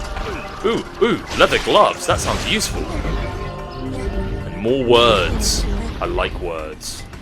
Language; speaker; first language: English; native; English